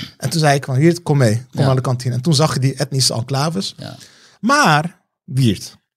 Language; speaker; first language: Dutch; early bilingual, other home language; Turkish